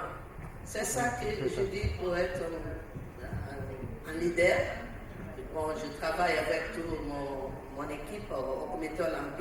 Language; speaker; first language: French; non-native, learner; Portuguese